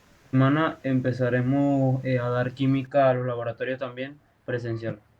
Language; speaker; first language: Spanish; native; Spanish